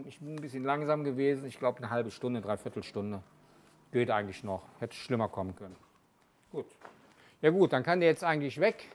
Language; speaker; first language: German; native; German